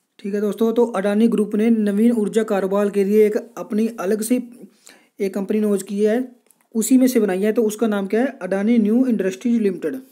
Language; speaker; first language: Hindi; non-native, local second language; Punjabi